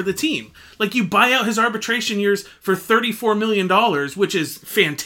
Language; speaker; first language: English; native; English